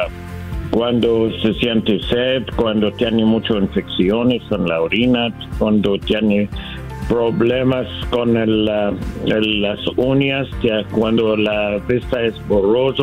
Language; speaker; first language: Spanish; non-native, learner; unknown